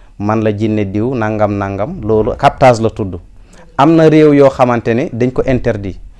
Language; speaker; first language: Wolof; non-native, local second language; Fula